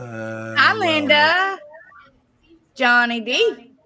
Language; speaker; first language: English; native; English